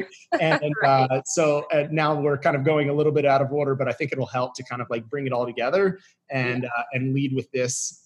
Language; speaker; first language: English; native; English